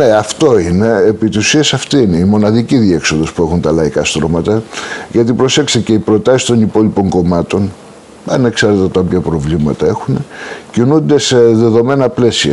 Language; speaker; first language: Greek; native; Greek